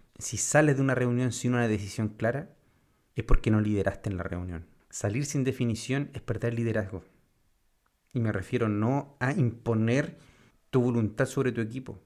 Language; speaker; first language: Spanish; native; Spanish